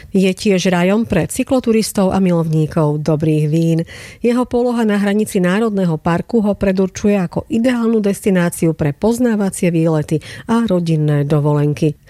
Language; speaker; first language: Slovak; native; Slovak